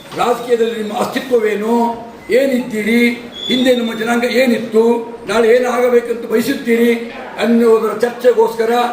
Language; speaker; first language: Kannada; non-native, local second language; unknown